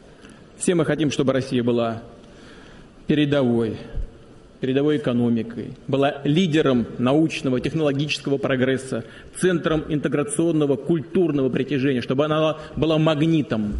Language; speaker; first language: Russian; native; Russian